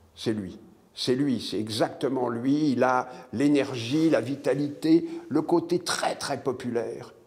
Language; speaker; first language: French; native; French